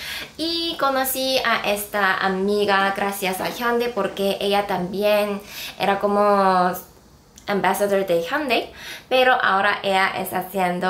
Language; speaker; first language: Spanish; non-native, fluent; Korean